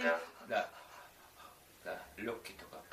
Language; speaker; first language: Russian; non-native, local second language; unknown